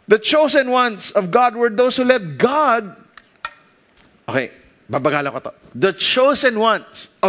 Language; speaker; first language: English; non-native, local second language; Filipino